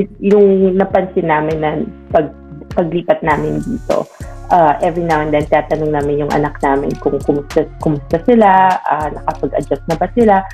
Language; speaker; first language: Filipino; native; Filipino